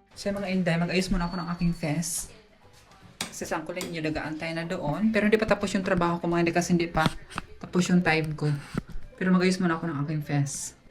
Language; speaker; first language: Filipino; non-native, local second language; Cebuano